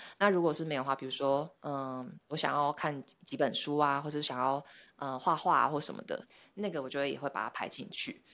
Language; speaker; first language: Chinese; native; Chinese